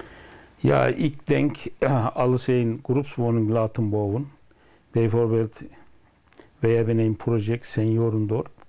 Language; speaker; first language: Dutch; non-native, learner; Turkish